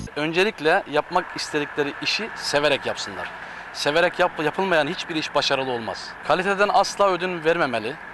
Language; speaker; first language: Turkish; native; Turkish